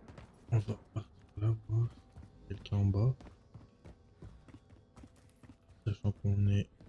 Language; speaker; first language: French; native; French